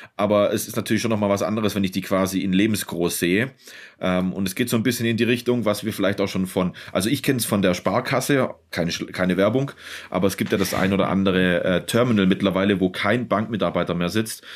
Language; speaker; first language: German; native; German